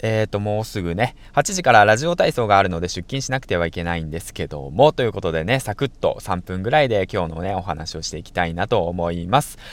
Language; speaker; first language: Japanese; native; Japanese